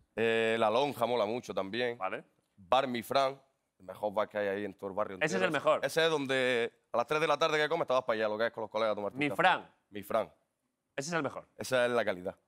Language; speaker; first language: Spanish; native; Spanish